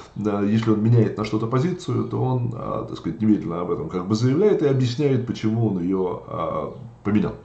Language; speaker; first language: Russian; native; Russian